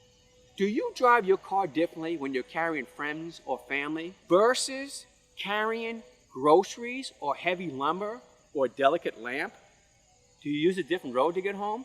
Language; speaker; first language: English; native; English